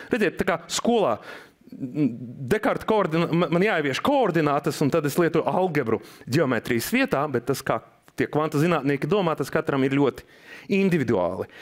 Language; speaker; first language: Latvian; non-native, local second language; Russian